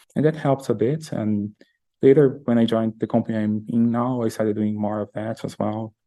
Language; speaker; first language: English; non-native, fluent; Portuguese